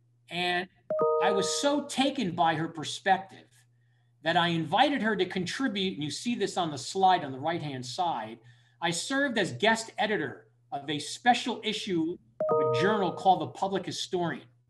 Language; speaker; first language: English; native; English